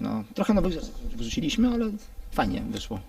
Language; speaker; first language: Polish; native; Polish